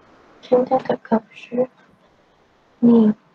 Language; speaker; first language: Chinese; non-native, learner; Indonesian